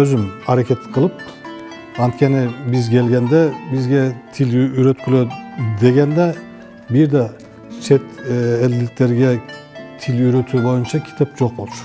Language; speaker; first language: Kyrgyz; non-native, fluent; Turkish